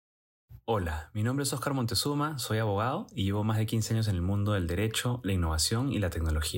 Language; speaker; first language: Spanish; native; Spanish